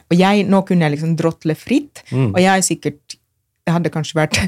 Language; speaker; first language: Norwegian; non-native, fluent; Finnish